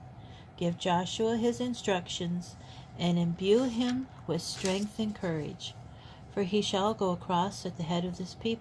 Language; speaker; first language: English; native; English